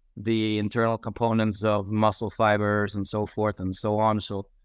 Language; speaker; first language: English; non-native, fluent; Swedish